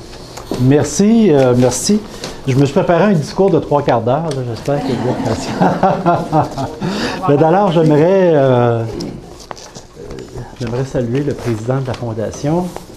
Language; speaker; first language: French; native; French